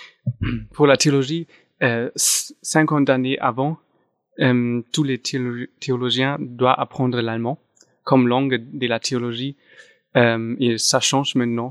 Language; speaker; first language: French; non-native, fluent; German